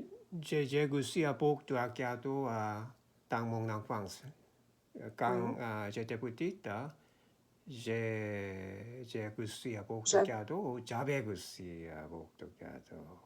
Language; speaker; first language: French; non-native, learner; Korean